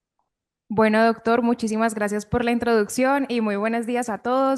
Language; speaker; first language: Spanish; native; Spanish